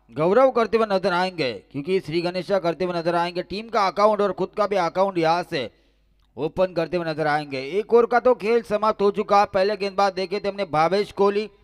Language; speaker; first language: Hindi; non-native, local second language; Marathi